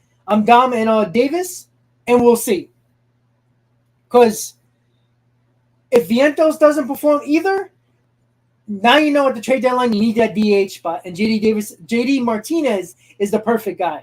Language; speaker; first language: English; native; English